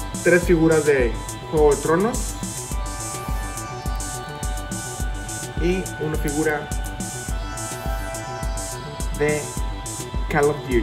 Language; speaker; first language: Spanish; native; Spanish